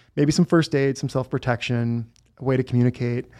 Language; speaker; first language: English; native; English